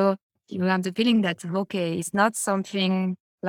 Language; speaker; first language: English; non-native, fluent; French